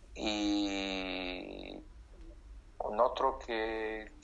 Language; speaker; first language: Spanish; non-native, learner; Italian